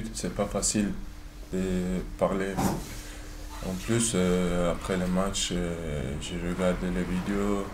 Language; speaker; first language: French; non-native, learner; Turkish